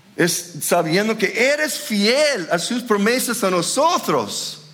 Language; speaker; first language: Spanish; non-native, fluent; English